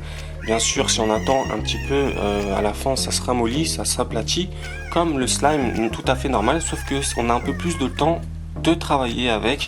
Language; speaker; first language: French; native; French